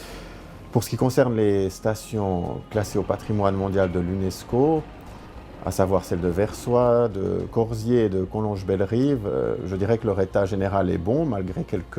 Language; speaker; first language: French; native; French